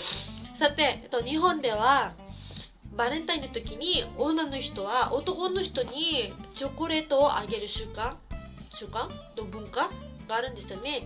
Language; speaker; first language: Japanese; non-native, fluent; Filipino